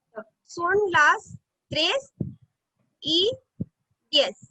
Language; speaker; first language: Spanish; non-native, learner; Hindi